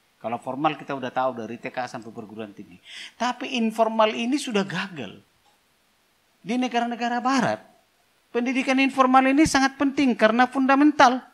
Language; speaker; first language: Indonesian; non-native, local second language; Batak Toba